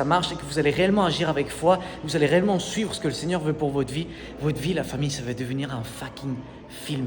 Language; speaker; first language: French; native; French